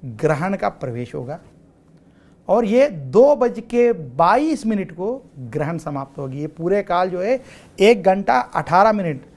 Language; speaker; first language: Hindi; non-native, local second language; Telugu